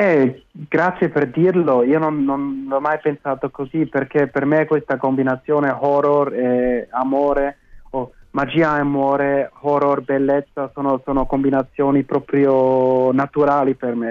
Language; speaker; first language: Italian; non-native, fluent; German